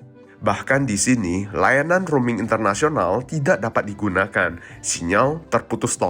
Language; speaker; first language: Indonesian; native; Indonesian